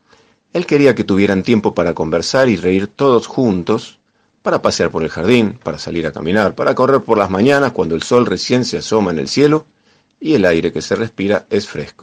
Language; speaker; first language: Spanish; native; Spanish